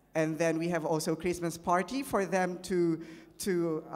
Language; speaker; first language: English; non-native, local second language; Filipino